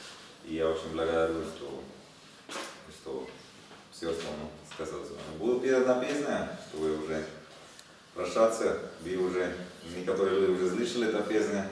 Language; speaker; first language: Russian; non-native, learner; Spanish